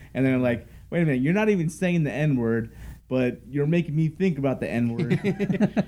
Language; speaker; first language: English; native; English